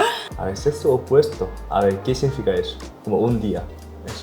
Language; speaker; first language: Spanish; non-native, learner; Korean